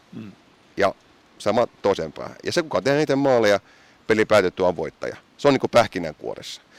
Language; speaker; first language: Finnish; early bilingual, heritage; Finnish